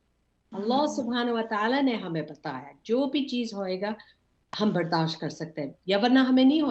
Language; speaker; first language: Hindi; early bilingual, heritage; English